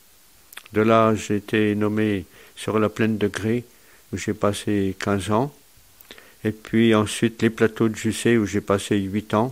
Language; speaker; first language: French; native; French